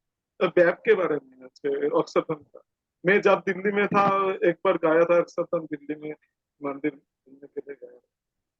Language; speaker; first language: Hindi; non-native, local second language; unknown